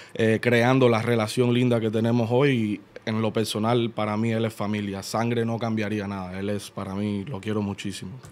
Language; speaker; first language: Spanish; early bilingual, heritage; Spanish